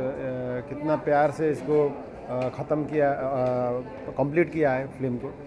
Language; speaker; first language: Hindi; non-native, fluent; Nepali